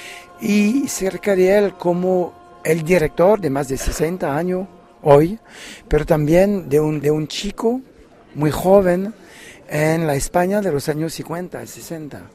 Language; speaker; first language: Spanish; non-native, fluent; French